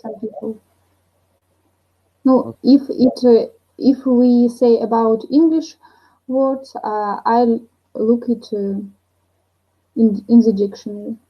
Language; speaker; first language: English; non-native, learner; Russian